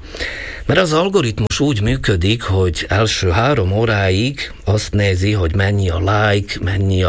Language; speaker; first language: Hungarian; non-native, local second language; Slovak